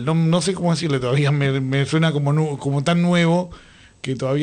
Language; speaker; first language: Spanish; native; Spanish